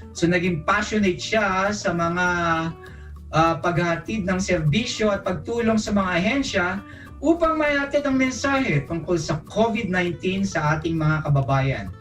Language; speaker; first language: Filipino; native; Filipino